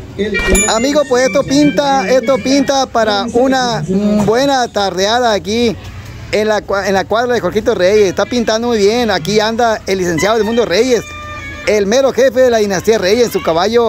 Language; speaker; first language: Spanish; native; Spanish